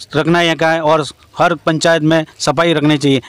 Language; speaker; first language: Hindi; native; Hindi